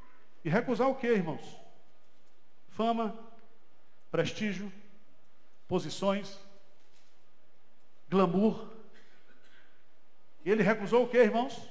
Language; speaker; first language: Portuguese; native; Portuguese